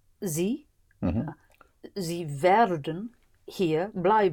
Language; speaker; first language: German; non-native, learner; English